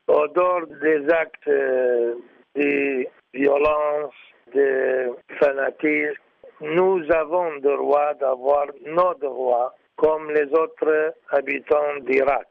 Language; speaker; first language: French; non-native, learner; Arabic